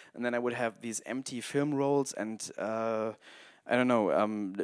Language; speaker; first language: English; non-native, fluent; German